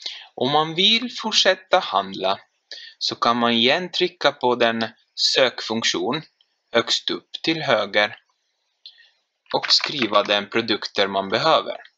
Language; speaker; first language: Swedish; non-native, fluent; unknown